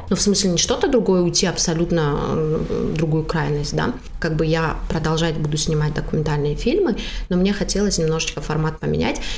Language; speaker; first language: Russian; non-native, local second language; Tajik